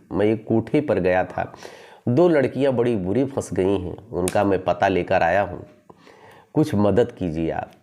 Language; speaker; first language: Hindi; native; Hindi